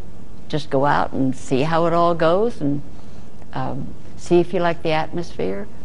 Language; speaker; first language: English; native; English